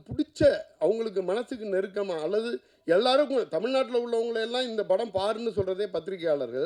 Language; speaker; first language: Tamil; native; Tamil